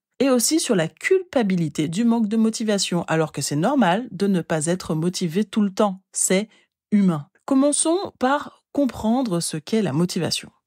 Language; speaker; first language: French; native; French